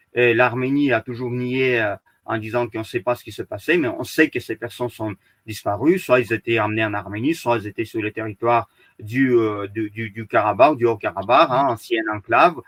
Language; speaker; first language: French; early bilingual, other home language; Azerbaijani